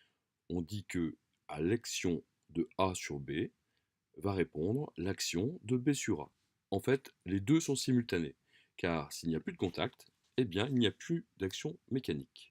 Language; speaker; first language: French; native; French